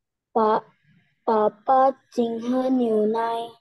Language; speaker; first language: Chinese; non-native, learner; Indonesian